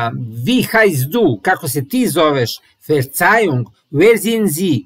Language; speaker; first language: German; non-native, learner; Serbian